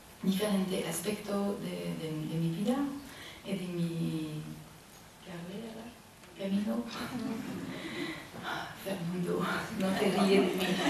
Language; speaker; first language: Spanish; non-native, learner; French